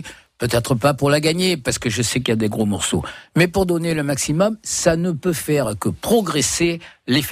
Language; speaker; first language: French; native; French